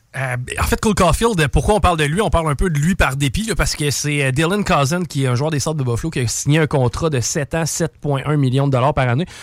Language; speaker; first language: French; native; French